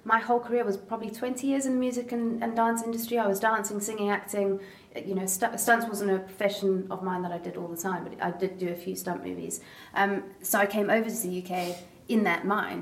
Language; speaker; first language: English; native; English